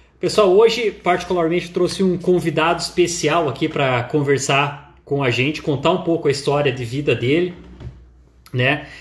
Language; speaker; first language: Portuguese; native; Portuguese